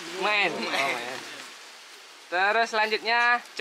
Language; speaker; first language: Indonesian; native; Indonesian